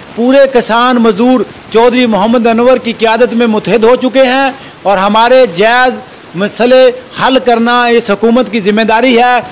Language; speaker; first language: Urdu; native; Urdu